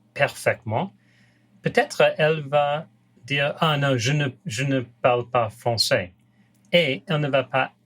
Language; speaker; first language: French; non-native, fluent; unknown